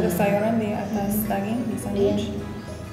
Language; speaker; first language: Indonesian; non-native, fluent; English